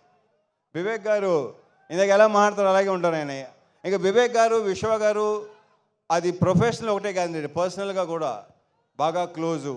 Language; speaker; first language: Telugu; native; Telugu